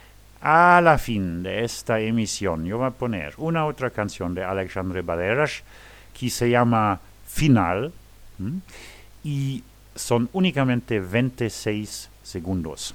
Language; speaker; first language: Spanish; non-native, learner; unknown